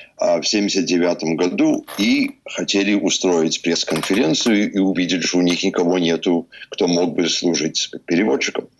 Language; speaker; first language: Russian; early bilingual, heritage; Russian